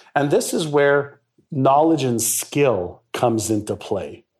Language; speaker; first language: English; non-native, fluent; Hebrew